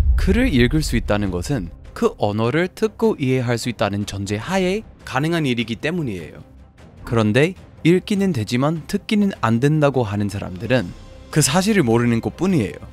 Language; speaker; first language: Korean; non-native, fluent; English